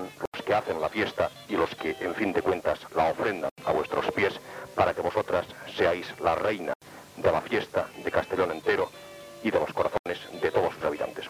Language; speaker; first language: Spanish; native; Spanish